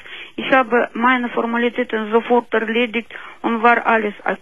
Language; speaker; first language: German; non-native, fluent; Russian